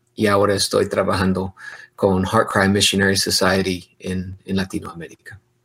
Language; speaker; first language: Spanish; non-native, fluent; English